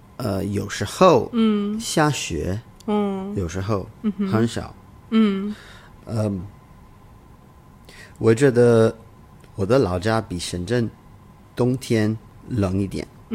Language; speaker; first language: Chinese; non-native, learner; English